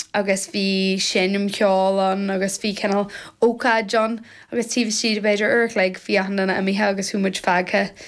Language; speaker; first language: Irish; non-native, local second language; English